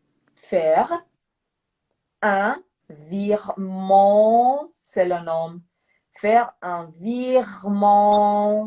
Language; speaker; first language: French; non-native, fluent; Persian